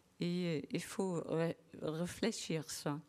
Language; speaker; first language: French; non-native, learner; English